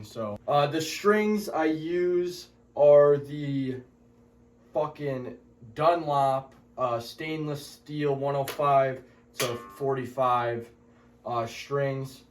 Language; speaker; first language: English; native; English